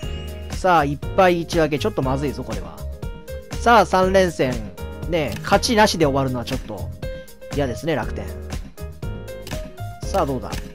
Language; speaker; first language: Japanese; native; Japanese